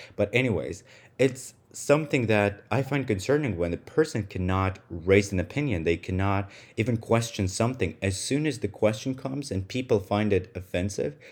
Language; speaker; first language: English; non-native, fluent; Russian